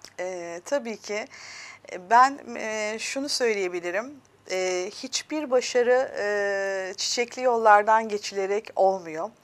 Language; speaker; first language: Turkish; early bilingual, heritage; Turkish